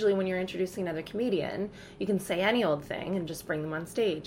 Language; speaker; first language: English; native; English